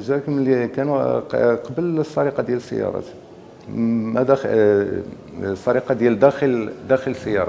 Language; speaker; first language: Arabic; native; Arabic